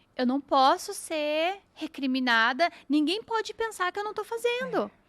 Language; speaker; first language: Portuguese; native; Portuguese